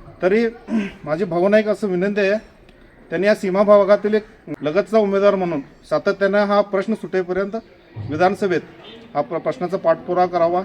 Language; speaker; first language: Marathi; non-native, local second language; Kannada